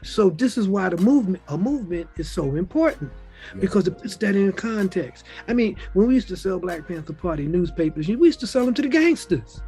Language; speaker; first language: English; native; English